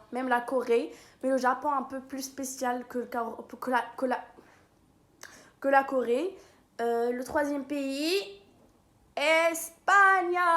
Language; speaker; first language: French; non-native, local second language; Arabic